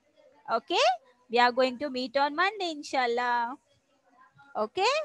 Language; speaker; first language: English; non-native, local second language; Hindi